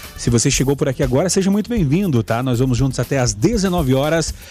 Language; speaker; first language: Portuguese; native; Portuguese